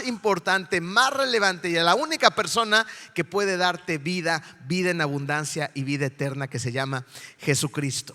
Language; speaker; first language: Spanish; native; Spanish